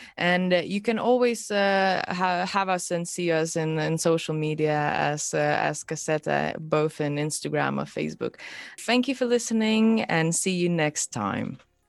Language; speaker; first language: English; non-native, fluent; Lithuanian